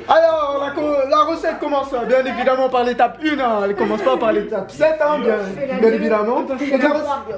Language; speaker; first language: French; native; French